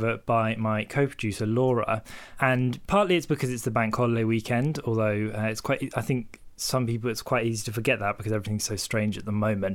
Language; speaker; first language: English; native; English